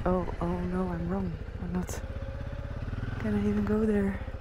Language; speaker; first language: English; non-native, fluent; Dutch